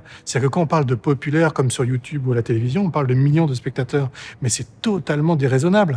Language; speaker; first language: French; native; French